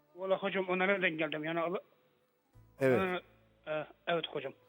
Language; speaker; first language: Turkish; non-native, learner; Arabic